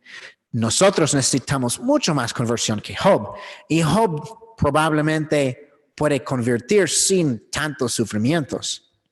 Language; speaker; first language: Spanish; non-native, learner; English